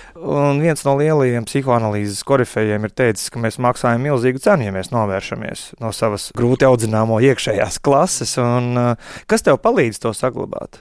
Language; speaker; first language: Latvian; native; Latvian